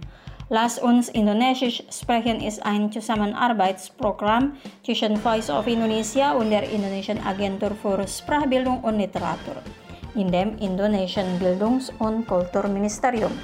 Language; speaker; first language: German; non-native, fluent; Indonesian